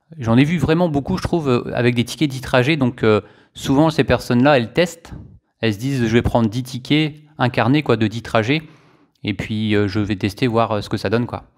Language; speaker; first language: French; native; French